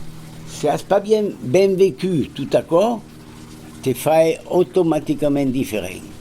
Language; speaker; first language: French; non-native, fluent; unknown